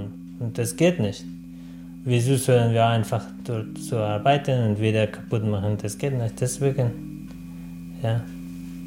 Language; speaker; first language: German; non-native, learner; Persian